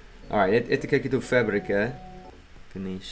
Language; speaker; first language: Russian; non-native, learner; English